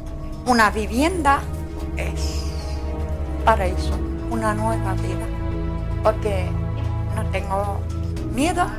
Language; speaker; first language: Spanish; non-native, learner; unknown